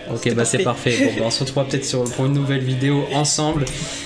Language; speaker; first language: French; native; French